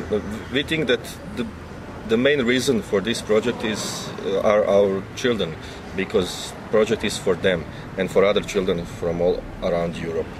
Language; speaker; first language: English; non-native, learner; Croatian